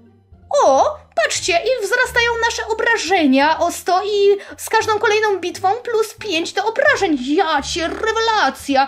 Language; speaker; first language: Polish; native; Polish